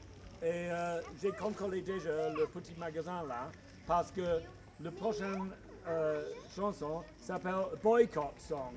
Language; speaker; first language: French; non-native, learner; English